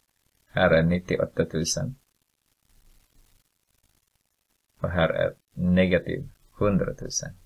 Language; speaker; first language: Swedish; non-native, fluent; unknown